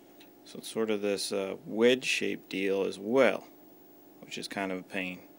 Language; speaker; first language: English; native; English